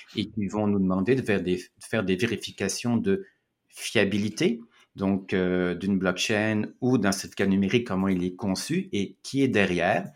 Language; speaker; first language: French; native; French